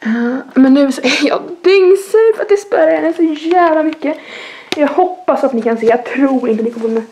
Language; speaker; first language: Swedish; native; Swedish